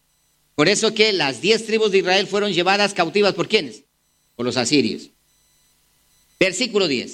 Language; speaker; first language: Spanish; native; Spanish